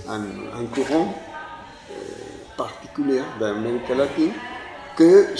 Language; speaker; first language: French; non-native, fluent; Spanish